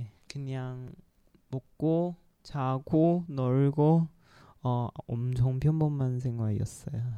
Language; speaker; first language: Korean; non-native, local second language; Chinese